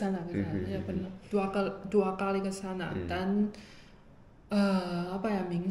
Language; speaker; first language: Indonesian; non-native, fluent; Chinese